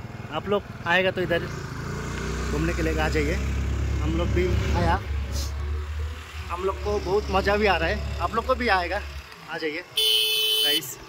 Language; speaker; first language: Hindi; non-native, local second language; Bangla